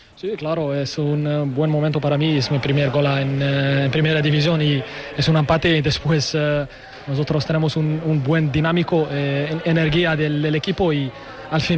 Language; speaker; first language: Spanish; non-native, learner; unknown